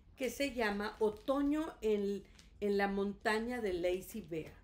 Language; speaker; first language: Spanish; native; Spanish